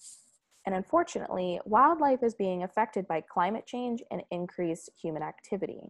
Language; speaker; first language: English; native; English